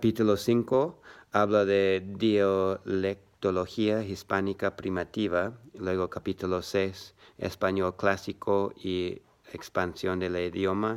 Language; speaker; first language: Spanish; non-native, learner; English